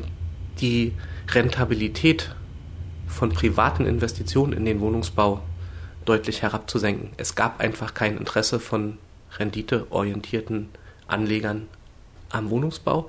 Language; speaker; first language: German; native; German